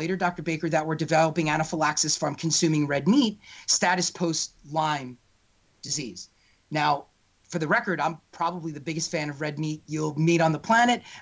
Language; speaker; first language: English; native; English